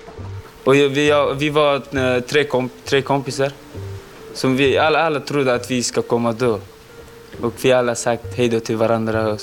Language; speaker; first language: Swedish; non-native, learner; Pashto